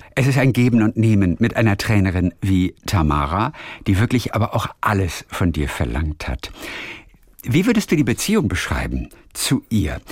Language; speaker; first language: German; native; German